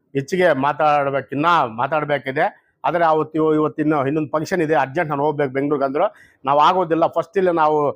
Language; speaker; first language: Kannada; native; Kannada